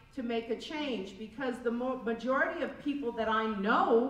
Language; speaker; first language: English; native; English